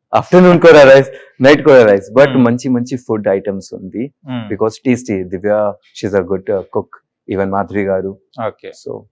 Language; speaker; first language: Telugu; non-native, learner; Hindi